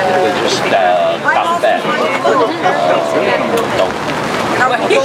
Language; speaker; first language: French; non-native, local second language; English